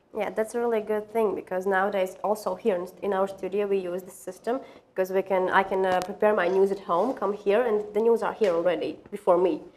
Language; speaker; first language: English; non-native, fluent; Latvian